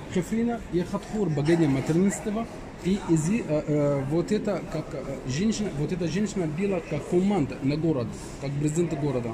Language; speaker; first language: Russian; non-native, learner; Arabic